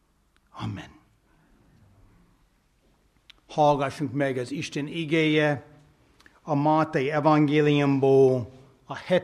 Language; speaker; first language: Hungarian; non-native, fluent; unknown